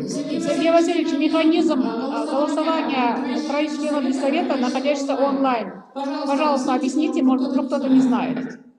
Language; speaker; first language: Russian; native; Russian